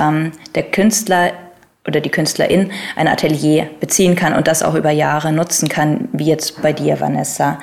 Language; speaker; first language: German; native; German